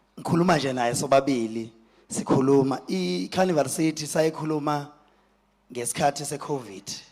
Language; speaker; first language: Zulu; native; Zulu